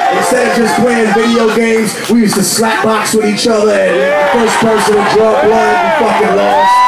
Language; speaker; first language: English; early bilingual, other home language; Spanish